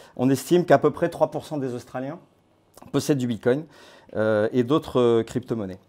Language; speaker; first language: French; native; French